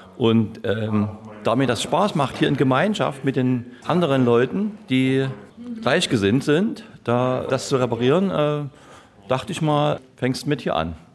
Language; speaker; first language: German; native; German